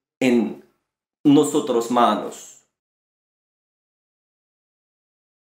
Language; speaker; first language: Spanish; non-native, learner; Arabic